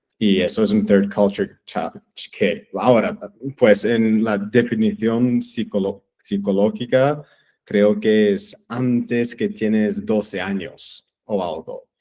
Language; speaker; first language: Spanish; early bilingual, heritage; English